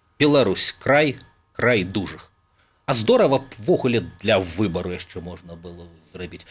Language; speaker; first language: Belarusian; native; Belarusian